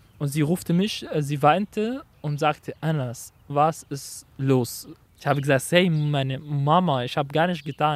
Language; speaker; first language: German; non-native, fluent; Arabic